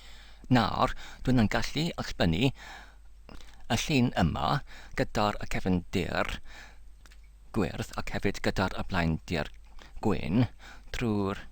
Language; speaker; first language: Welsh; non-native, learner; English